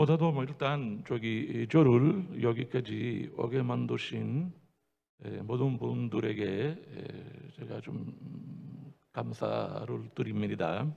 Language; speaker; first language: Korean; non-native, fluent; Italian